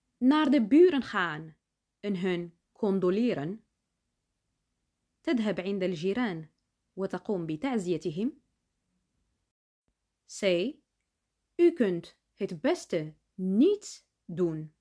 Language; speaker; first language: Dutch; non-native, fluent; Arabic